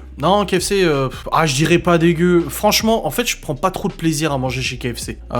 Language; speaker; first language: French; native; French